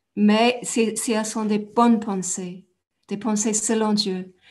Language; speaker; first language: French; non-native, fluent; English